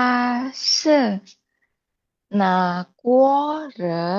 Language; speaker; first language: Chinese; non-native, learner; Indonesian